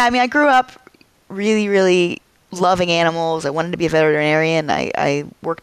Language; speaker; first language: English; native; English